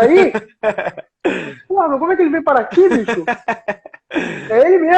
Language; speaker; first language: Portuguese; native; Portuguese